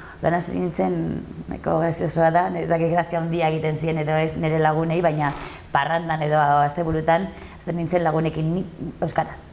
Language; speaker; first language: Basque; non-native, local second language; Spanish